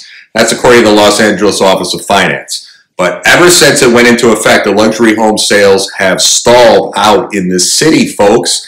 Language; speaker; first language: English; native; English